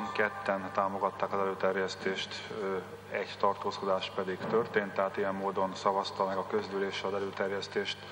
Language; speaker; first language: Hungarian; native; Hungarian